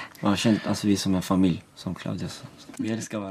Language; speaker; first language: Swedish; early bilingual, other home language; Arabic